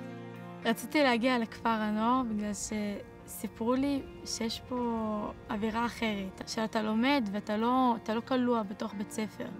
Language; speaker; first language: Hebrew; early bilingual, other home language; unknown